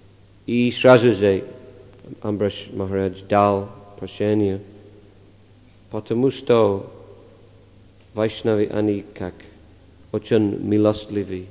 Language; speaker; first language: Russian; non-native, fluent; English